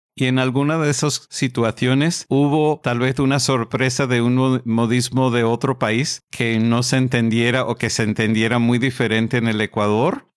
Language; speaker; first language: Spanish; non-native, fluent; English